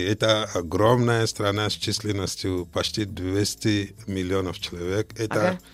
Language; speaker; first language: Russian; non-native, fluent; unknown